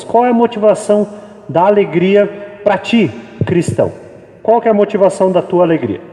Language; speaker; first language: Portuguese; native; Portuguese